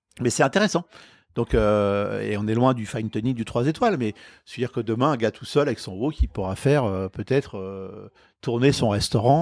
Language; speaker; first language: French; native; French